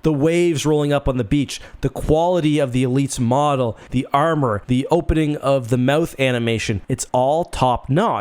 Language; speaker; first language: English; native; English